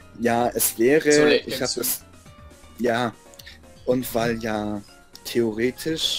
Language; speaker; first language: German; native; German